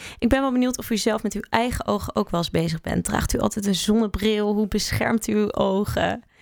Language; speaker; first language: Dutch; native; Dutch